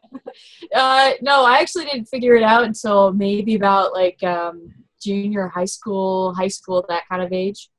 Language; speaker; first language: English; native; English